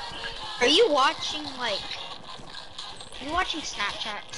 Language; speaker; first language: English; native; English